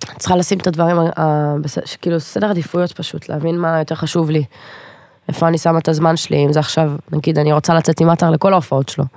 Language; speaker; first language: Hebrew; native; Hebrew